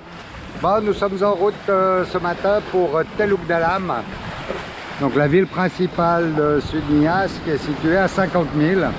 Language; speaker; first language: French; native; French